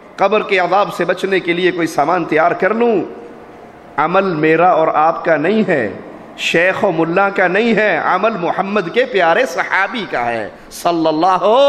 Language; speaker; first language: Urdu; non-native, local second language; Punjabi